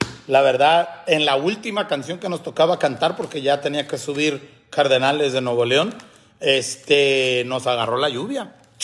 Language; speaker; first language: Spanish; early bilingual, heritage; Spanish